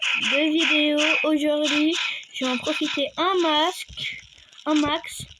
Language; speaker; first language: French; native; French